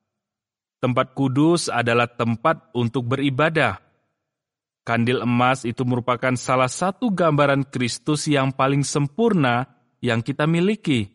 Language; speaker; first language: Indonesian; native; Indonesian